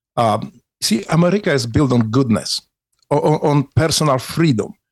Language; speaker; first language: English; non-native, fluent; Polish